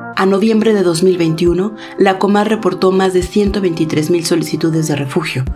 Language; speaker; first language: Spanish; native; Spanish